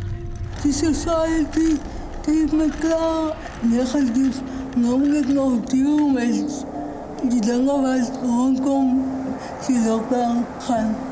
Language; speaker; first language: Dutch; non-native, learner; Afrikaans